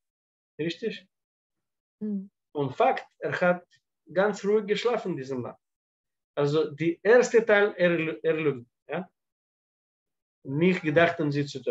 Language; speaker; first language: German; non-native, fluent; Russian